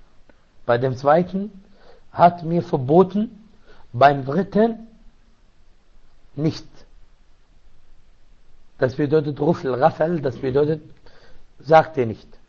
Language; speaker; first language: German; non-native, fluent; Arabic